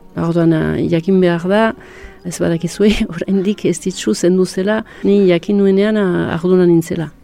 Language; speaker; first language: Basque; native; Basque